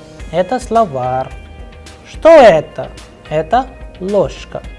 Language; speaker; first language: Russian; non-native, fluent; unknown